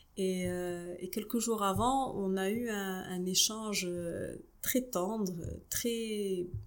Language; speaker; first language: French; non-native, local second language; Arabic